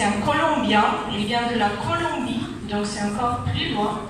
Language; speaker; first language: French; non-native, fluent; German